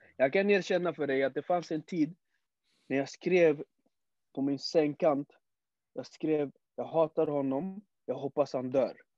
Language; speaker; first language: Swedish; early bilingual, other home language; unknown